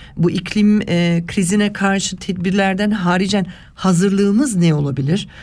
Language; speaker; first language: Turkish; early bilingual, heritage; Turkish